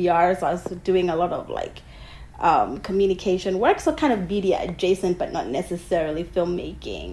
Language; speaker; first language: English; non-native, local second language; Ganda